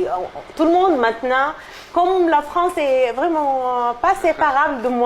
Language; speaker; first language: French; non-native, fluent; Arabic